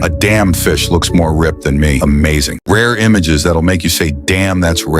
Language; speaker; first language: English; native; English